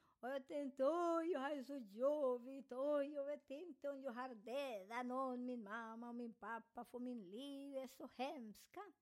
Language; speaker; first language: Swedish; non-native, learner; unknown